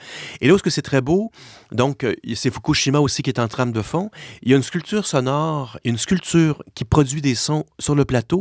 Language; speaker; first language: French; native; French